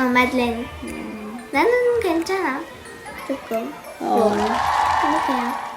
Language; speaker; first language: Korean; early bilingual, heritage; Korean